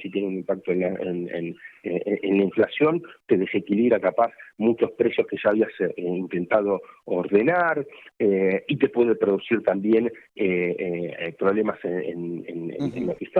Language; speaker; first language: Spanish; native; Spanish